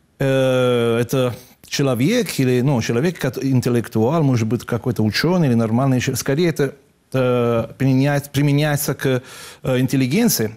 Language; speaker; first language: Russian; non-native, fluent; Italian